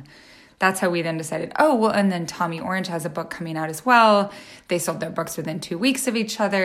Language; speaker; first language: English; native; English